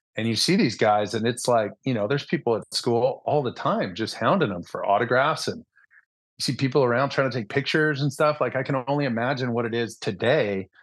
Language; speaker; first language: English; early bilingual, other home language; Spanish